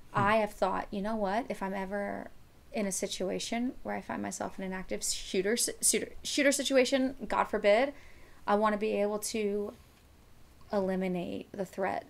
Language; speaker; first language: English; native; English